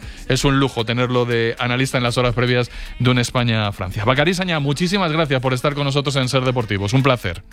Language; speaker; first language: Spanish; native; Spanish